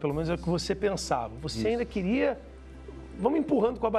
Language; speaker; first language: Portuguese; native; Portuguese